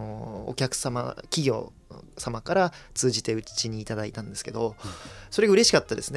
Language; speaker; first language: Japanese; native; Japanese